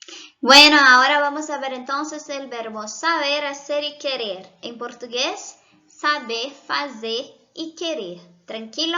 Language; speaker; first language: Spanish; non-native, fluent; Portuguese